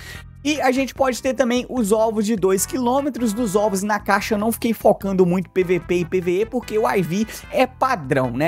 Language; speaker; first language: Portuguese; native; Portuguese